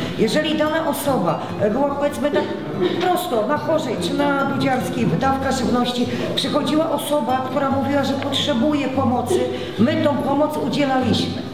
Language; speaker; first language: Polish; native; Polish